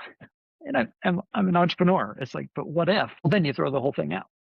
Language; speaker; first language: English; native; English